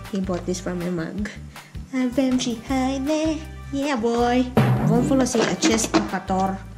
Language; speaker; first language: Romanian; non-native, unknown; Filipino